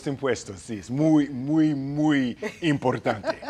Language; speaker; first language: Spanish; non-native, learner; English